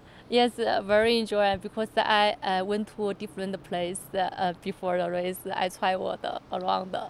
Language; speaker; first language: English; non-native, learner; Chinese